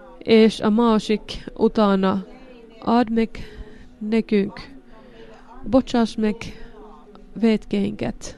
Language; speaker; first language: Hungarian; non-native, learner; Finnish